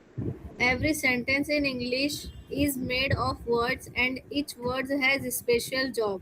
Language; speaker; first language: English; non-native, learner; Hindi